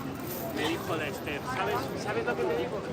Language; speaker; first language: Spanish; native; Spanish